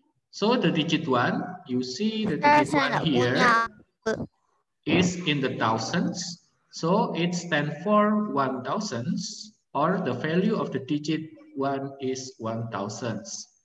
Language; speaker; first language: English; non-native, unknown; Indonesian